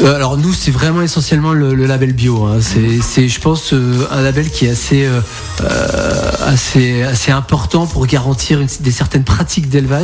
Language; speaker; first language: French; native; French